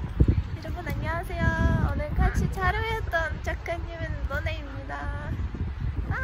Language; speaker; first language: Korean; non-native, fluent; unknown